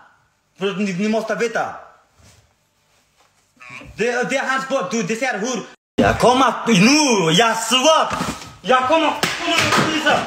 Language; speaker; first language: Swedish; non-native, learner; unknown